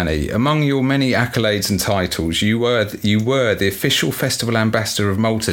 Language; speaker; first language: English; native; English